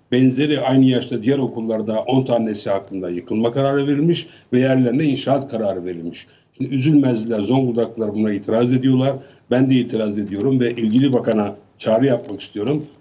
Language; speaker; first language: Turkish; native; Turkish